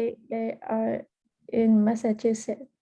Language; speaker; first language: English; early bilingual, heritage; Vietnamese